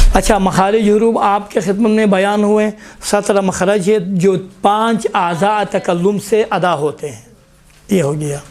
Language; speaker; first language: Urdu; non-native, local second language; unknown